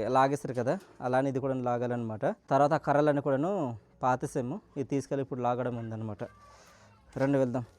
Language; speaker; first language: Telugu; non-native, local second language; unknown